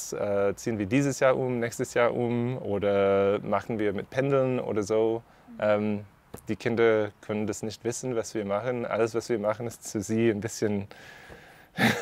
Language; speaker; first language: German; non-native, fluent; English